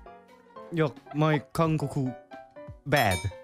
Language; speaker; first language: Korean; non-native, learner; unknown